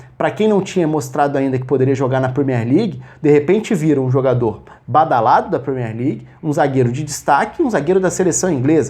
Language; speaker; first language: Portuguese; native; Portuguese